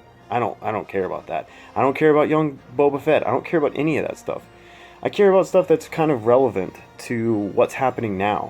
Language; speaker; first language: English; native; English